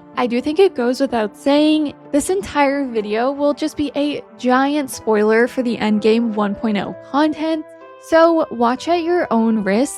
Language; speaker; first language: English; native; English